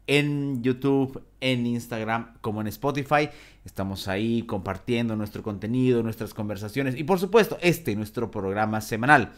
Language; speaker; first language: Spanish; native; Spanish